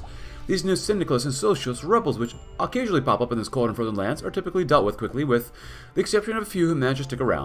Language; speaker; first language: English; native; English